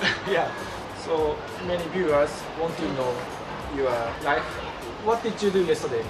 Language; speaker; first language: English; non-native, learner; Japanese